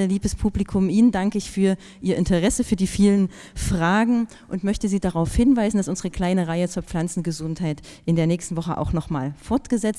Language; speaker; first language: German; native; German